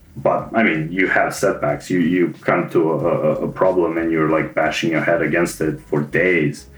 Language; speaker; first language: English; non-native, fluent; Serbian